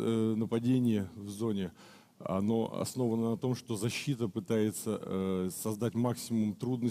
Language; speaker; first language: Russian; native; Russian